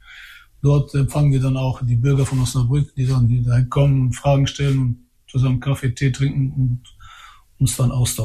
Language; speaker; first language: German; early bilingual, other home language; Albanian